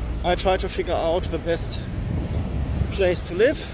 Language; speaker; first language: English; non-native, fluent; German